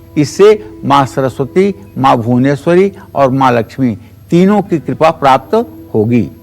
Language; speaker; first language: Hindi; native; Hindi